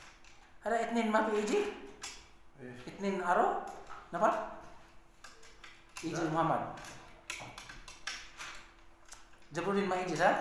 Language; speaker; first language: Arabic; non-native, learner; Indonesian